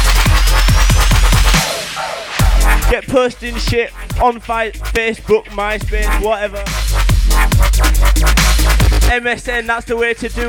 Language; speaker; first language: English; native; English